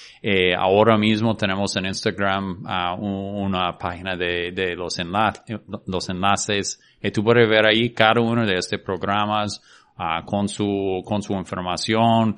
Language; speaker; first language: Spanish; non-native, fluent; English